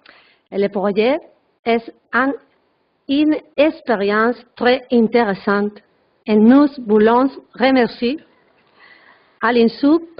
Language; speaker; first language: French; non-native, learner; Spanish